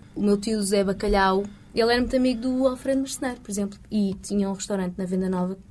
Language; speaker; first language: Portuguese; native; Portuguese